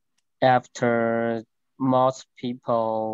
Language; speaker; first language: English; non-native, learner; Chinese